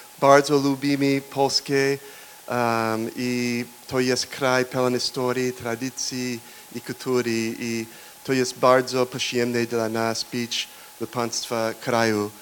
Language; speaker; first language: Polish; non-native, learner; English